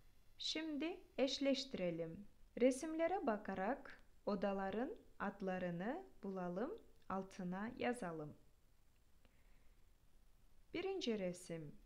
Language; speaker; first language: Turkish; non-native, fluent; Kyrgyz